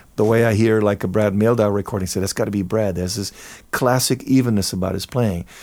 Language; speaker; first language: English; non-native, fluent; German